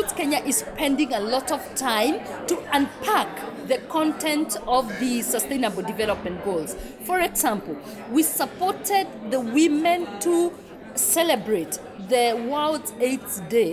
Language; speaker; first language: English; non-native, local second language; Kikuyu